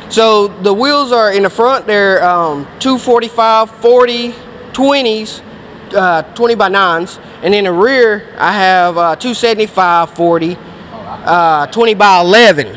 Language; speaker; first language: English; native; English